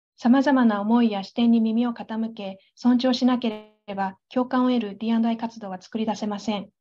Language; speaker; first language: Japanese; native; Japanese